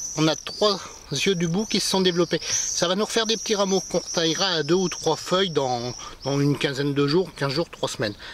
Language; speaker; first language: French; native; French